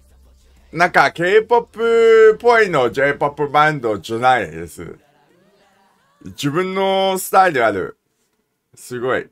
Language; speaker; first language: Japanese; non-native, learner; English